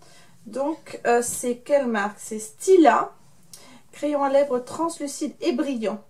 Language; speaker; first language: French; native; French